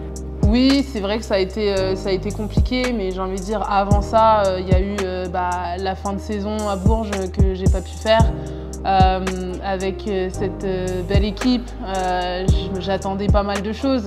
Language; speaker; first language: French; native; French